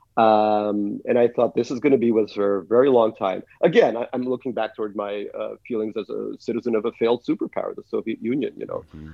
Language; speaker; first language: English; early bilingual, other home language; Russian